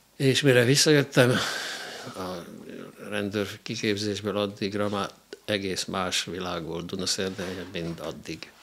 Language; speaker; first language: Hungarian; non-native, local second language; Slovak